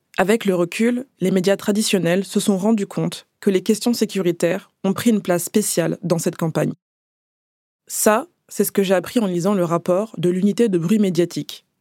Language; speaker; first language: French; native; French